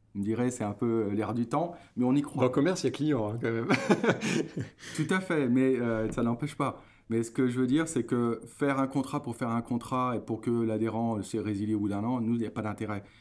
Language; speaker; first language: French; native; French